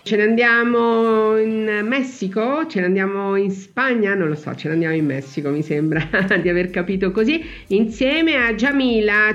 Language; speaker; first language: Italian; native; Italian